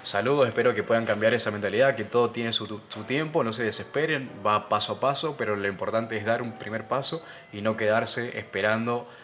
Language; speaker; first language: Spanish; native; Spanish